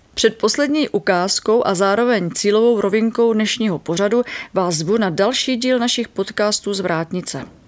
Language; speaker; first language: Czech; native; Czech